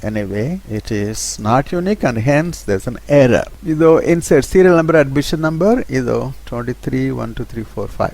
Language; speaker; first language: English; non-native, local second language; Tamil